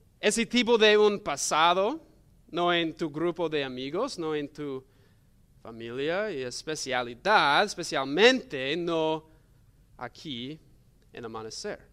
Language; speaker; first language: Spanish; non-native, learner; English